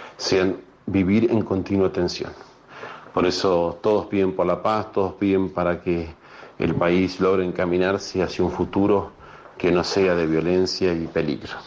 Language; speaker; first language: Spanish; native; Spanish